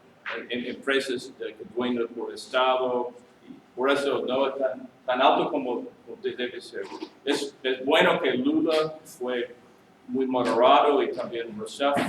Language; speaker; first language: Spanish; non-native, learner; English